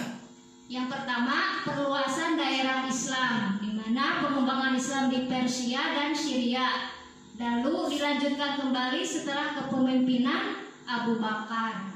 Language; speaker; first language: Indonesian; native; Indonesian